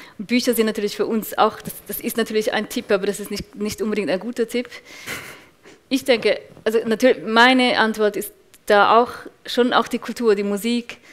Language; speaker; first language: German; native; German